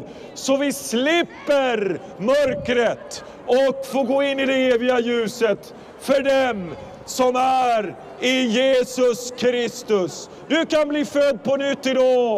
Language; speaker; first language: Swedish; non-native, fluent; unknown